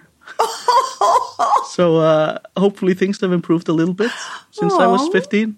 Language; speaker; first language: English; non-native, fluent; Icelandic